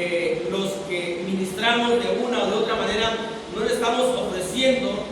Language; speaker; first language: Spanish; native; Spanish